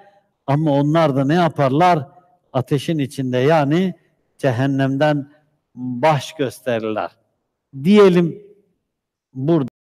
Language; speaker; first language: Turkish; native; Turkish